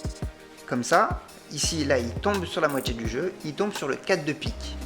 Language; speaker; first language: French; native; French